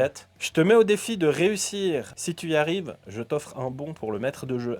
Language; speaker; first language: French; native; French